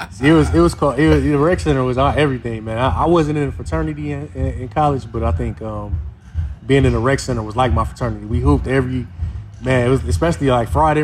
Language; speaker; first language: English; native; English